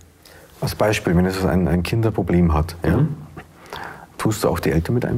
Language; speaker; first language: German; native; German